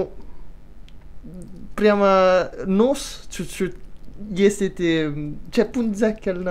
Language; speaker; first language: Russian; early bilingual, heritage; Italian